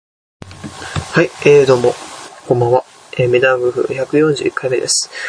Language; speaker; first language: Japanese; native; Japanese